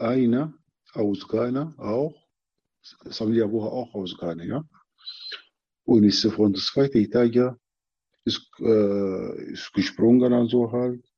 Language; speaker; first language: German; non-native, learner; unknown